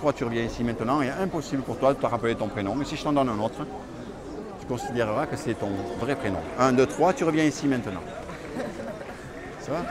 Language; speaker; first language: French; native; French